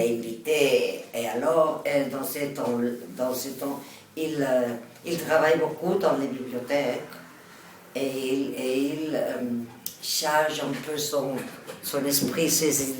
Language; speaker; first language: French; non-native, learner; Catalan